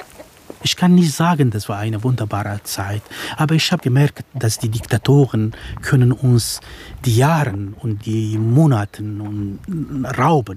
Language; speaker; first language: German; non-native, fluent; Kurdish